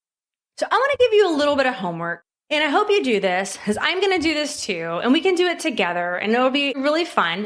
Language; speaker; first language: English; native; English